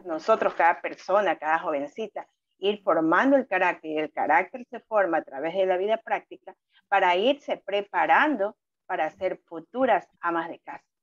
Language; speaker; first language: Spanish; native; Spanish